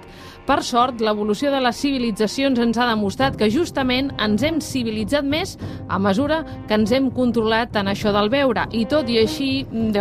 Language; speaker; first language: Catalan; native; Catalan